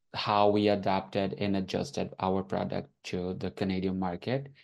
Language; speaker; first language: English; non-native, fluent; Portuguese